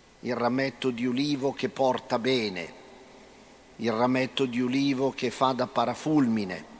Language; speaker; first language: Italian; native; Italian